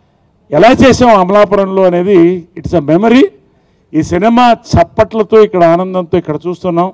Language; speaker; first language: Telugu; native; Telugu